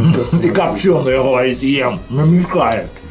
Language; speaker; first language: Russian; native; Russian